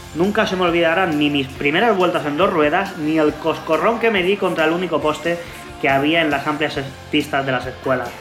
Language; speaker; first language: Spanish; native; Spanish